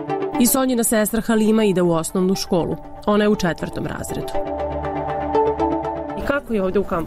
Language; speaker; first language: Serbian; native; Serbian